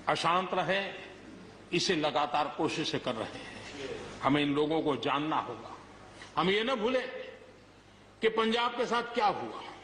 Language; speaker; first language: Hindi; non-native, local second language; Gujarati